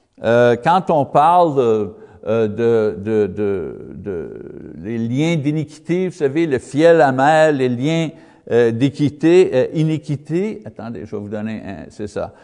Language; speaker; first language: French; non-native, learner; English